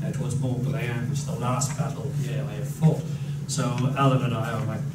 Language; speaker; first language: English; native; English